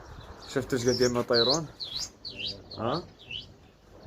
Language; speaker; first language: Arabic; native; Arabic